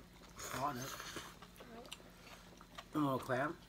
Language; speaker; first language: Vietnamese; native; Vietnamese